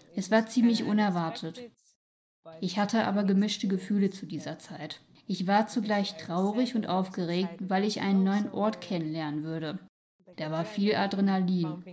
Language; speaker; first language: German; non-native, fluent; Ukrainian